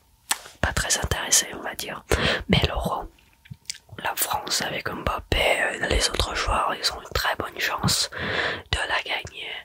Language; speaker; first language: French; early bilingual, heritage; French